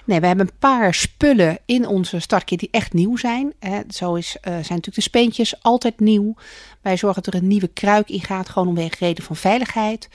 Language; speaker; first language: Dutch; native; Dutch